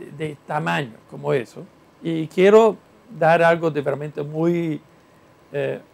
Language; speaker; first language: Spanish; non-native, fluent; Italian